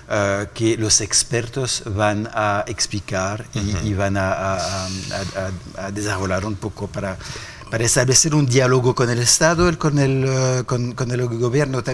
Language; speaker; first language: Spanish; non-native, fluent; French